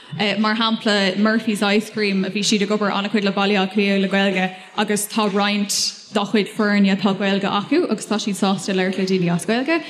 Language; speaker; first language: Irish; non-native, local second language; English